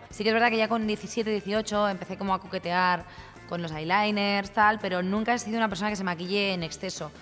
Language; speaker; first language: Spanish; native; Spanish